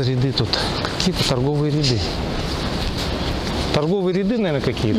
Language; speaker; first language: Russian; native; Russian